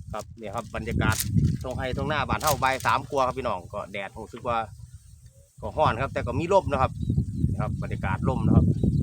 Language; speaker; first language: Thai; native; Thai